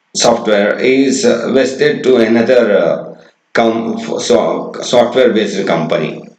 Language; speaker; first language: English; non-native, local second language; Kannada